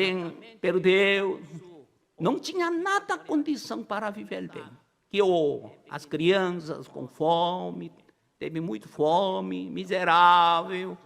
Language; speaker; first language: Portuguese; non-native, learner; Korean